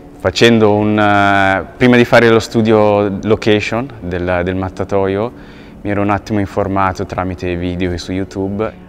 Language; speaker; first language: Italian; early bilingual, other home language; Kinyarwanda